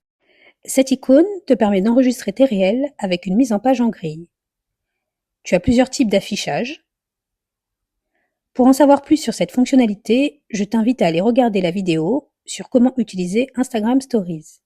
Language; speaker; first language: French; native; French